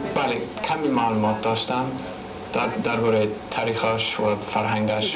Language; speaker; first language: Persian; non-native, learner; English